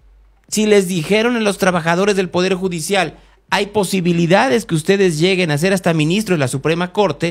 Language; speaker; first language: Spanish; native; Spanish